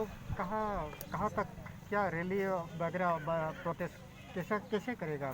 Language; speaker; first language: Hindi; non-native, local second language; Kok Borok